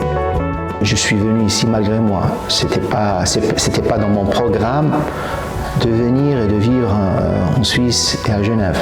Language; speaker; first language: French; non-native, local second language; Arabic